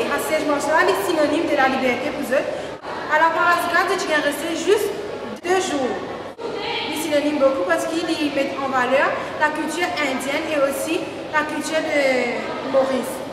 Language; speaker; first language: French; non-native, local second language; Morisyen